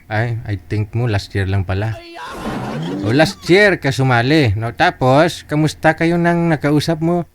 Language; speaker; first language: Filipino; native; Filipino